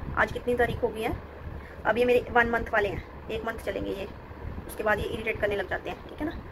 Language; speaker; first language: Hindi; non-native, local second language; Punjabi